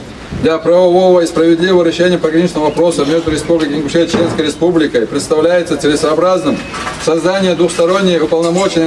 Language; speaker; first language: Russian; non-native, local second language; Ingush